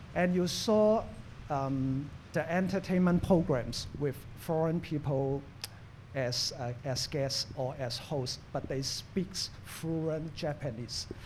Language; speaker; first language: English; non-native, local second language; Cantonese